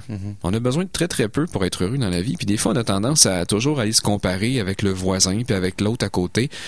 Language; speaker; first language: French; native; French